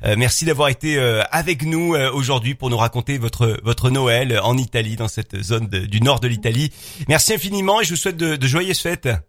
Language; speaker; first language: French; native; French